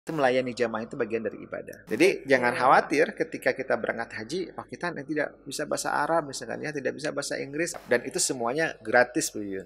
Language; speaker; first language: Indonesian; native; Indonesian